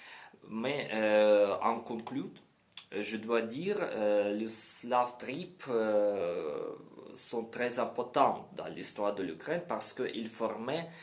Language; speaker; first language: French; non-native, learner; Ukrainian